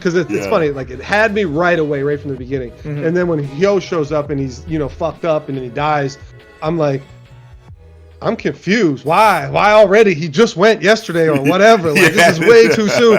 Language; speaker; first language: English; native; English